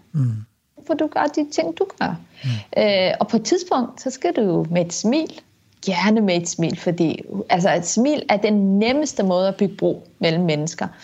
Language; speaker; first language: Danish; early bilingual, other home language; Kurdish